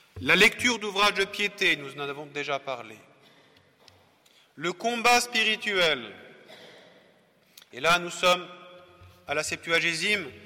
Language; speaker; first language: French; native; French